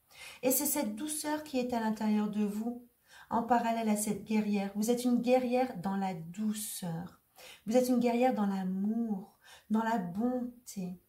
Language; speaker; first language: French; native; French